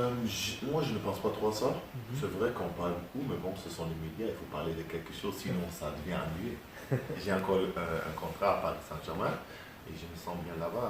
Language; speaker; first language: French; early bilingual, heritage; German